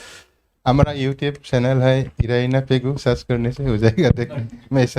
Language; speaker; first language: Hindi; non-native, local second language; Mising